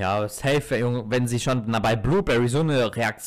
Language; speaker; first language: German; native; German